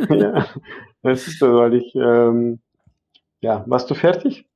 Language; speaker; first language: German; non-native, fluent; Arabic